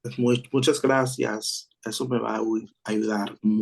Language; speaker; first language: Spanish; non-native, learner; English